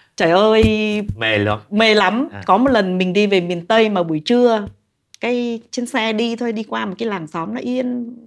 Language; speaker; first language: Vietnamese; native; Vietnamese